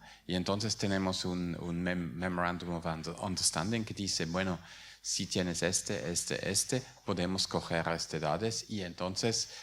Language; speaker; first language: Spanish; non-native, fluent; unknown